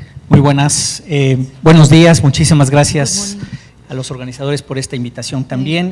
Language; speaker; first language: Spanish; native; Spanish